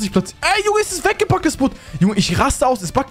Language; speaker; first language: German; native; German